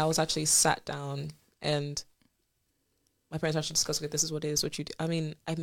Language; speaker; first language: English; native; English